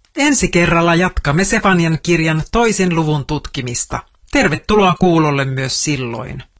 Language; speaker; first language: Finnish; native; Finnish